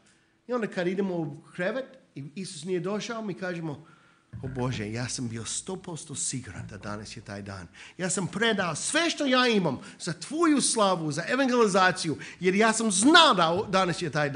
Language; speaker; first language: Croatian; non-native, fluent; English